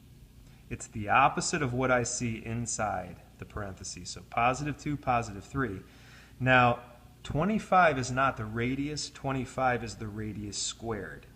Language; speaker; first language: English; native; English